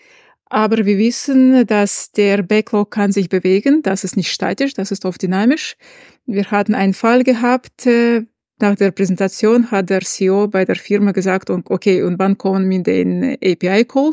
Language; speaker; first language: German; non-native, fluent; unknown